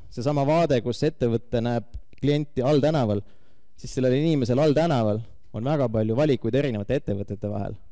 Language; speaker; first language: Estonian; native; Estonian